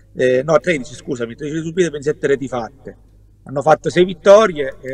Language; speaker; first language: Italian; native; Italian